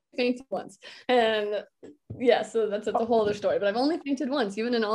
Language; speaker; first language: English; native; English